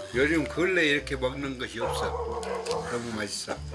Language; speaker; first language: Korean; native; Korean